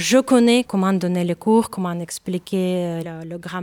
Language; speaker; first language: French; non-native, fluent; Ukrainian